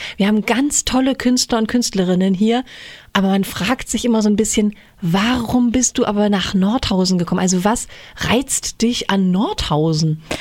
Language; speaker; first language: German; native; German